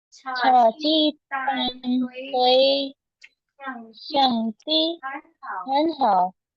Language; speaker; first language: Chinese; non-native, learner; Urdu